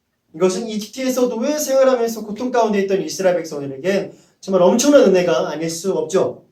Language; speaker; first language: Korean; native; Korean